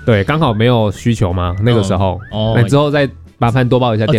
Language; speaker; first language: Chinese; native; Chinese